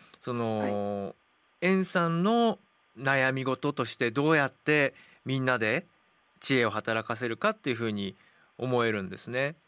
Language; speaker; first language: Japanese; native; Japanese